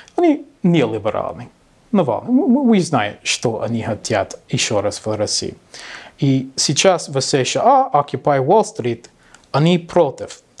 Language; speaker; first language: Russian; non-native, learner; English